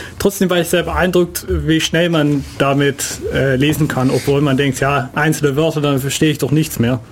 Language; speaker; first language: German; non-native, fluent; Dutch